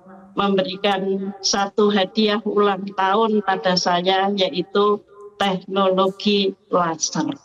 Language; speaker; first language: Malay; non-native, local second language; Javanese